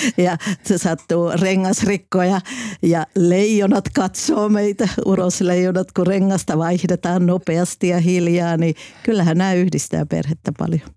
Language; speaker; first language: Finnish; native; Finnish